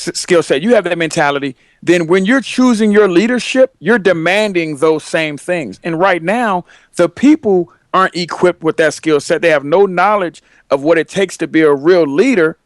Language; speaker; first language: English; native; English